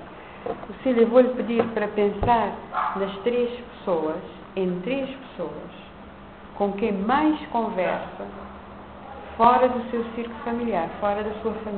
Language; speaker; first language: Portuguese; non-native, local second language; Kabuverdianu